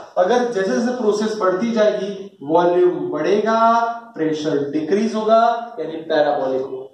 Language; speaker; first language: Hindi; non-native, local second language; Gujarati